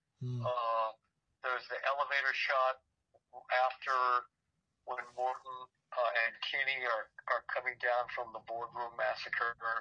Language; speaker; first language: English; native; English